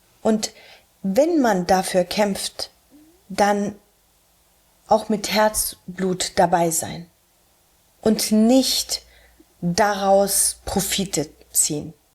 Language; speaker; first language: German; early bilingual, heritage; German